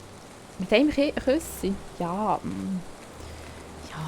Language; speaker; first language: German; native; German